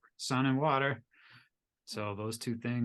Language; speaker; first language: English; native; English